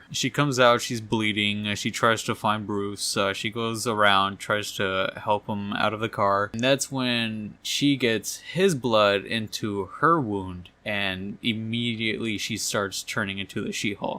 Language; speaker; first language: English; native; English